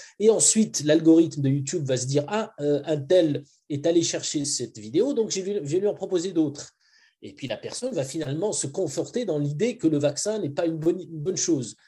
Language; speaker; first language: French; non-native, local second language; Arabic